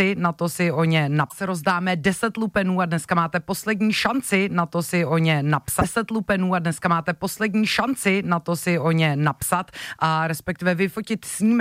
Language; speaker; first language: Czech; native; Czech